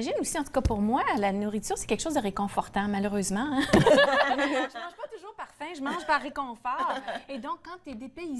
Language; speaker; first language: French; native; French